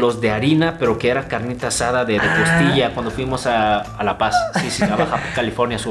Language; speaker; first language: Spanish; non-native, fluent; Korean